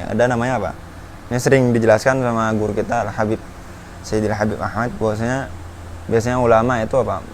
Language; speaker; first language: Indonesian; native; Indonesian